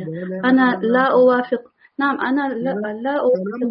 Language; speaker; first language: Arabic; non-native, learner; English